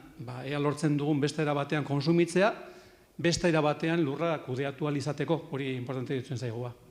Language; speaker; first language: Basque; native; Basque